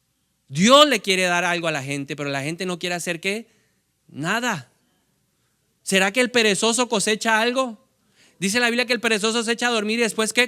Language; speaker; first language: Spanish; native; Spanish